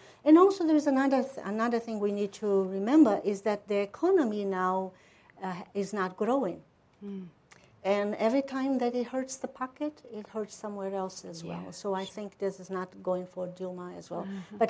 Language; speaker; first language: English; non-native, fluent; Portuguese